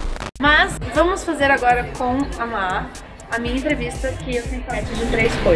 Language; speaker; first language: Portuguese; native; Portuguese